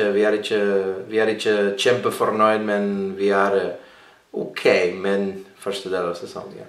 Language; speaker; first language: Norwegian; non-native, learner; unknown